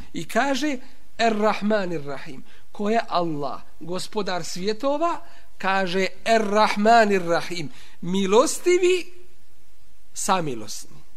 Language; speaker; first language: Bosnian; native; Bosnian